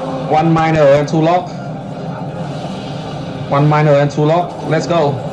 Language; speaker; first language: English; non-native, learner; Vietnamese